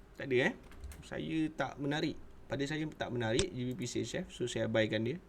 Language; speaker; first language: Malay; native; Malay